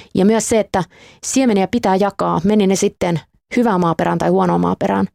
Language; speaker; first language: Finnish; native; Finnish